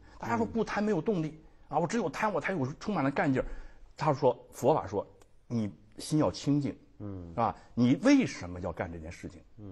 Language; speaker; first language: Chinese; native; Chinese